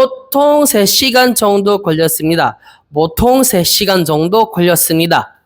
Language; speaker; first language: Korean; non-native, learner; Filipino